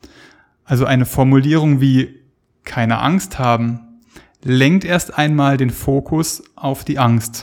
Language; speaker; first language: German; native; German